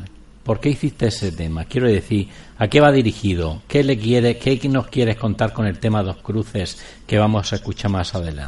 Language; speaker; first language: Spanish; native; Spanish